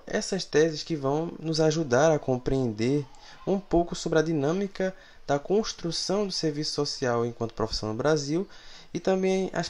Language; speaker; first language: Portuguese; native; Portuguese